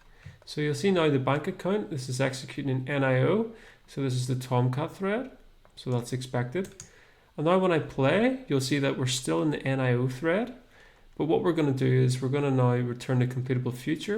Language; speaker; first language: English; native; English